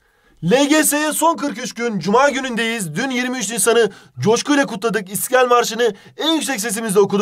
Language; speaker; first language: Turkish; native; Turkish